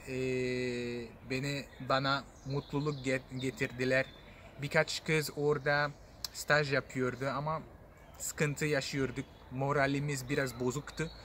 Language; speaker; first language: Turkish; non-native, fluent; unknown